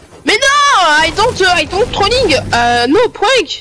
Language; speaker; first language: English; non-native, learner; French